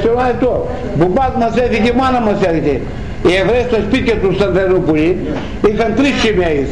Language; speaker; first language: Greek; native; Greek